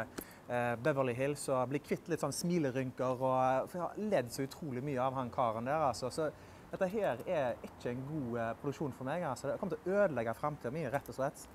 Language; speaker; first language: Norwegian; native; Norwegian